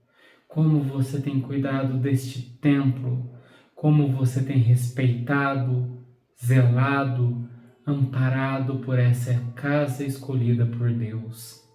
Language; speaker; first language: Portuguese; native; Portuguese